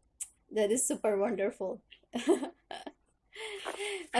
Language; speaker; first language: English; non-native, learner; Indonesian